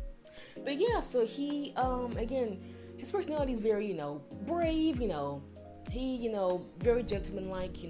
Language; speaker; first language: English; native; English